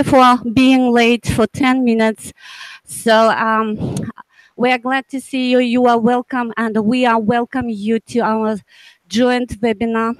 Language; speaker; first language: English; non-native, learner; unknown